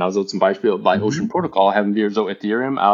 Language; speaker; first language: German; non-native, fluent; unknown